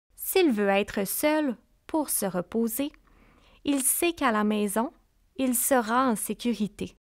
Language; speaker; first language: French; native; French